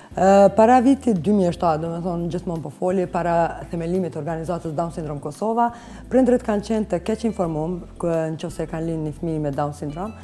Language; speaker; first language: Albanian; native; Albanian